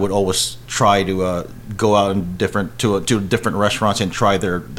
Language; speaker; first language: English; non-native, local second language; Filipino